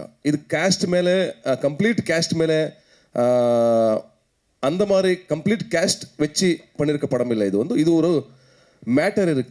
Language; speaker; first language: Tamil; non-native, local second language; Kannada